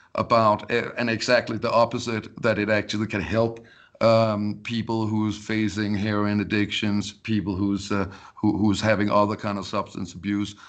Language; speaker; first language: English; non-native, fluent; Danish